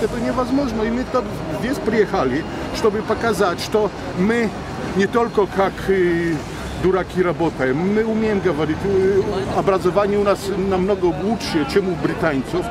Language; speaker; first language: Russian; non-native, learner; Polish